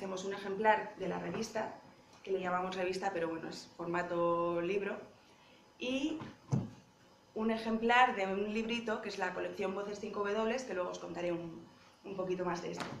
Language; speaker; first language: Spanish; native; Spanish